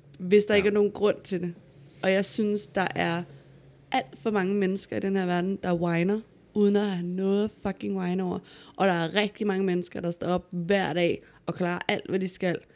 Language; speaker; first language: Danish; native; Danish